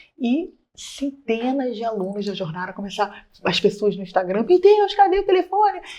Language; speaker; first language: Portuguese; native; Portuguese